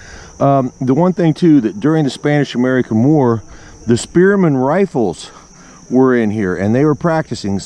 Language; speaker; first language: English; native; English